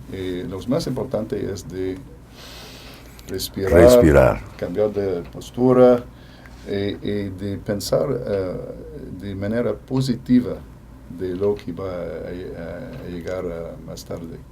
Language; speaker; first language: Spanish; non-native, fluent; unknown